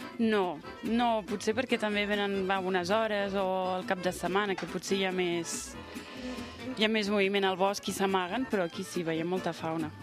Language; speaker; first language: Catalan; early bilingual, other home language; French